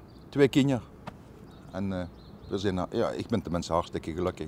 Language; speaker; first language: Dutch; native; Dutch